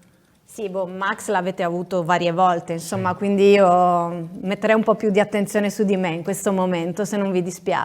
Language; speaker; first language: Italian; native; Italian